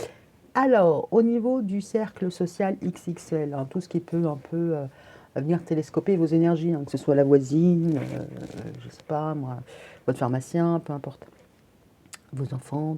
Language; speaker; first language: French; native; French